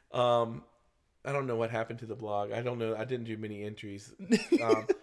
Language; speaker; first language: English; native; English